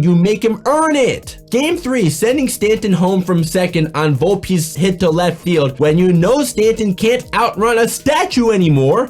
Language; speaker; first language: English; native; English